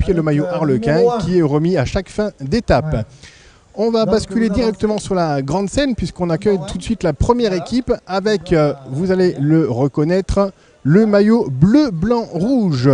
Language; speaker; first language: French; native; French